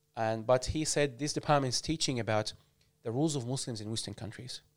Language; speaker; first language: English; non-native, fluent; Arabic